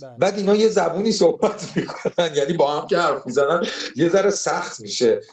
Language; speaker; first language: Persian; native; Persian